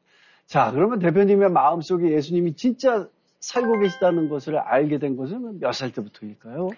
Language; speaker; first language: Korean; native; Korean